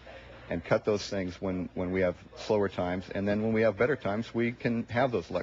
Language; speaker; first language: English; native; English